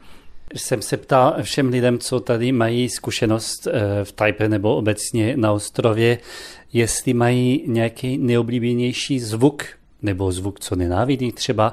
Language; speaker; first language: Czech; non-native, fluent; French